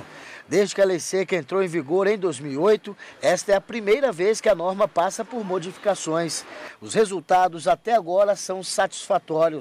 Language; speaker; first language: Portuguese; native; Portuguese